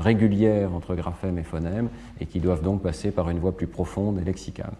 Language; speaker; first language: French; native; French